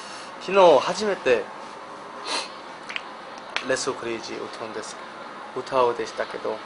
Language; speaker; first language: Japanese; non-native, learner; Korean